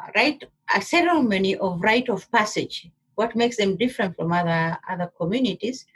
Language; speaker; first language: English; non-native, local second language; Somali